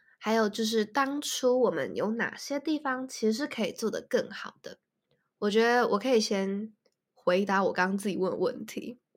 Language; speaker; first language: Chinese; native; Chinese